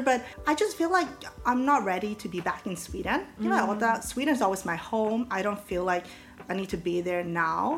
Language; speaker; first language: English; early bilingual, other home language; Cantonese